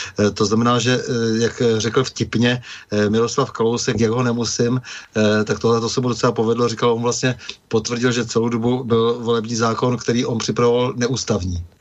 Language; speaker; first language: Czech; native; Czech